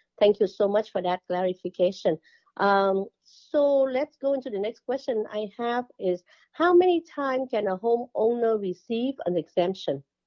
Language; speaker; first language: English; non-native, fluent; Vietnamese